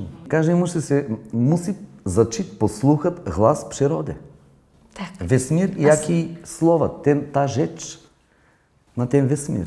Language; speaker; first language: Czech; non-native, fluent; Bulgarian